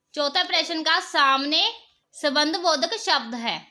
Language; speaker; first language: Hindi; non-native, local second language; Punjabi